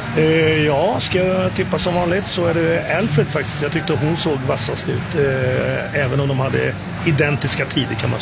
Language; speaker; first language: Swedish; native; Swedish